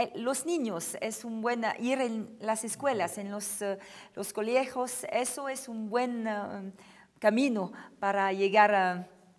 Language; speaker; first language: Spanish; non-native, fluent; French